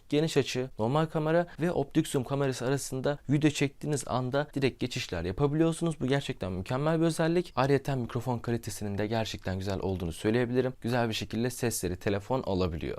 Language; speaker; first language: Turkish; native; Turkish